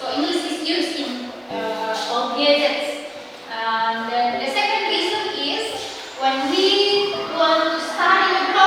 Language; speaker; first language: English; non-native, fluent; Indonesian